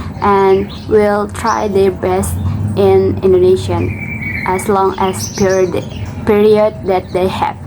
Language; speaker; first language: English; non-native, learner; Indonesian